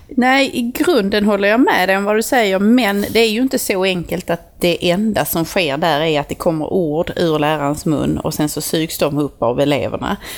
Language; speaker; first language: Swedish; native; Swedish